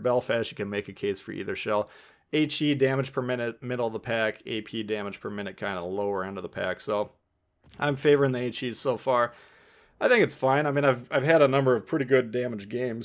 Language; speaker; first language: English; native; English